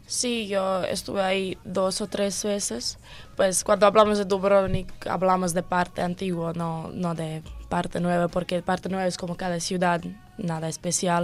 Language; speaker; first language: Spanish; non-native, learner; Croatian